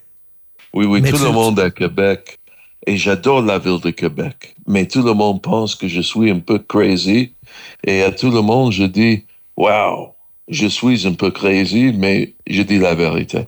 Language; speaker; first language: French; non-native, learner; English